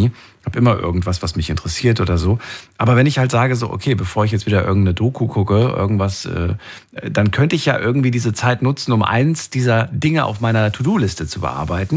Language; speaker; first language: German; native; German